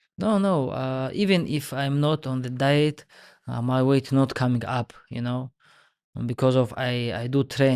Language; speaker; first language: English; non-native, learner; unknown